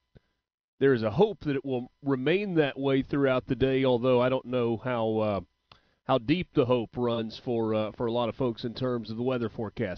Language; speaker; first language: English; native; English